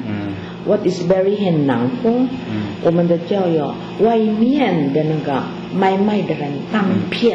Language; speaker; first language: Chinese; non-native, learner; Filipino